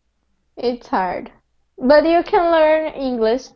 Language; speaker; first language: English; non-native, fluent; Portuguese